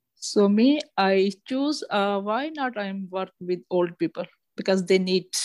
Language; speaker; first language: English; non-native, local second language; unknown